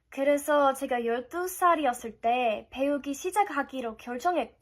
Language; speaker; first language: Korean; non-native, fluent; English